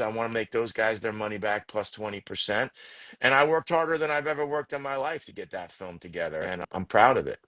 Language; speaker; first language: English; native; English